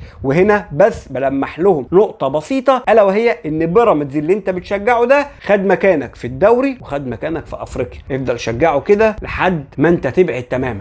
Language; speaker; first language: Arabic; native; Arabic